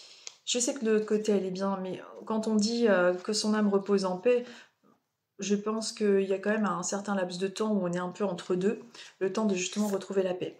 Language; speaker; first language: French; native; French